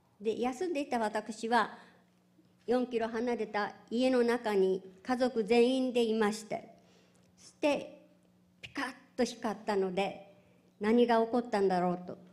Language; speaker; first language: Japanese; native; Japanese